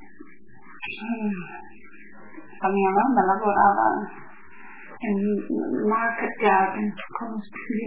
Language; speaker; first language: Italian; early bilingual, heritage; Italian